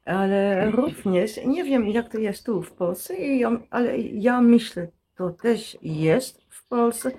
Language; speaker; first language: Polish; non-native, learner; Dutch